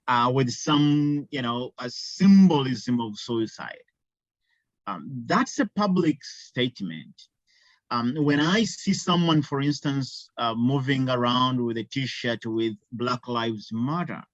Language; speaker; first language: English; non-native, local second language; Ganda